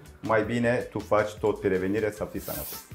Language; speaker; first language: Romanian; non-native, learner; Turkish